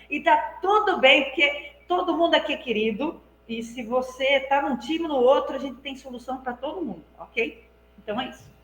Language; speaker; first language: Portuguese; native; Portuguese